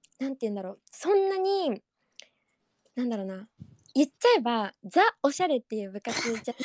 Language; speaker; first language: Japanese; native; Japanese